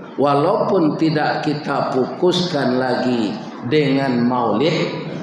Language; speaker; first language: Malay; non-native, local second language; Minangkabau